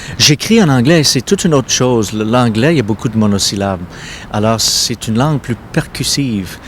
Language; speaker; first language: French; non-native, local second language; English